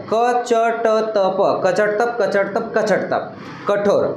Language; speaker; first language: Hindi; non-native, local second language; Marathi